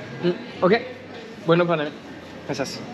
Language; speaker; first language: Spanish; non-native, learner; French